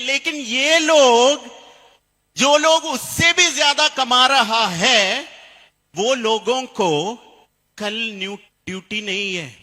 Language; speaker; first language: Hindi; non-native, fluent; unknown